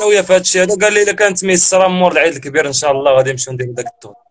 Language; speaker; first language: Arabic; native; Arabic